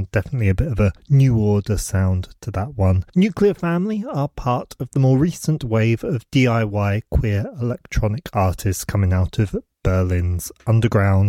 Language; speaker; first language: English; native; English